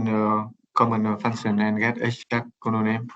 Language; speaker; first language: English; non-native, learner; Vietnamese